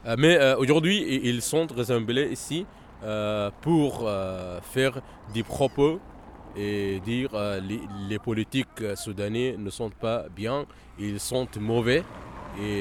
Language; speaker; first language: French; non-native, fluent; Arabic